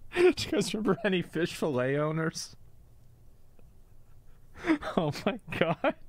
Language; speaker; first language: English; native; English